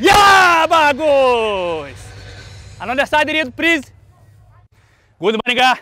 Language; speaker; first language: English; non-native, learner; Portuguese